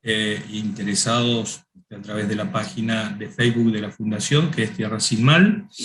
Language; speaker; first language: Spanish; native; Spanish